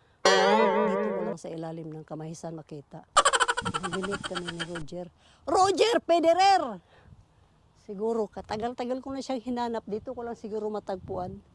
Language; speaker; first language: Filipino; non-native, local second language; Cebuano